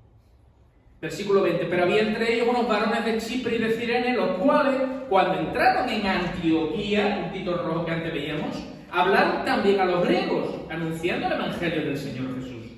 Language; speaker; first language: Spanish; native; Spanish